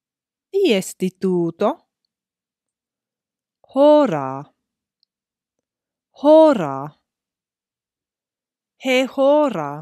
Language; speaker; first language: Greek; non-native, fluent; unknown